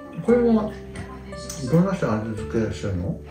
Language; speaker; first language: Japanese; native; Japanese